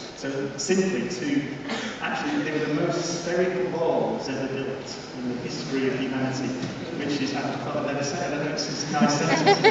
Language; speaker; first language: English; native; English